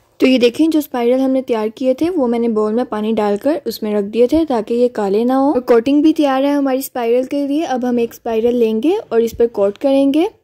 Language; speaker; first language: Urdu; native; Urdu